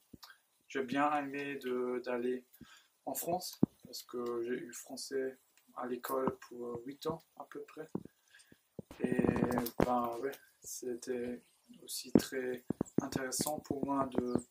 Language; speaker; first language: French; non-native, learner; German